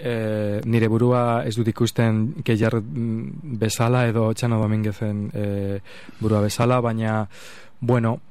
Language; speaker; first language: Basque; non-native, local second language; Spanish